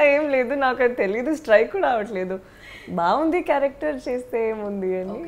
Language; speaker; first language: Telugu; non-native, learner; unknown